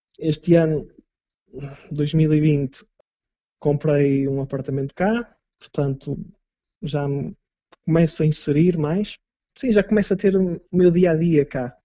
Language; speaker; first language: Portuguese; native; Portuguese